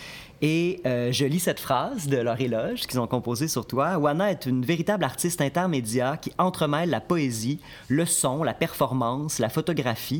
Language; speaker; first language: French; native; French